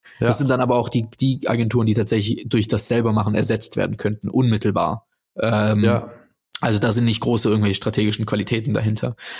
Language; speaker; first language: German; native; German